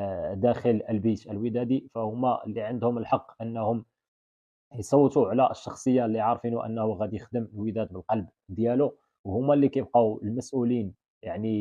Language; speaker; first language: Arabic; native; Arabic